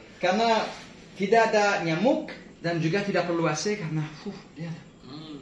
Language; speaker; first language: Indonesian; non-native, fluent; English